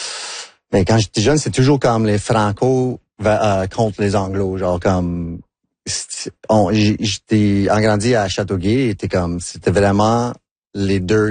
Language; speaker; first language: French; non-native, local second language; English